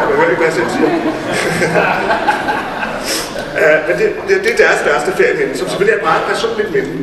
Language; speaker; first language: Danish; native; Danish